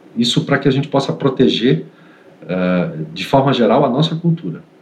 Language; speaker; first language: Portuguese; native; Portuguese